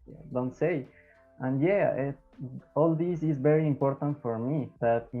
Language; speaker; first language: English; non-native, learner; Spanish